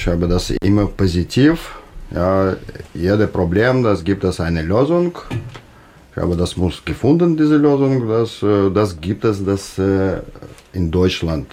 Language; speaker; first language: German; non-native, learner; Russian